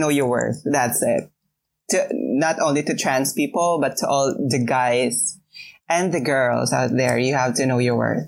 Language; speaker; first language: English; non-native, local second language; Filipino